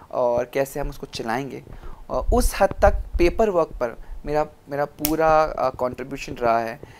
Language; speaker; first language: Hindi; non-native, local second language; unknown